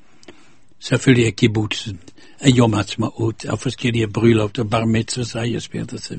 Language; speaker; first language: Danish; non-native, fluent; Dutch